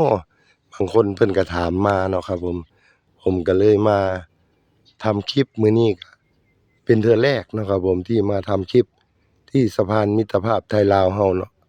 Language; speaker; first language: Thai; non-native, local second language; Northeastern Thai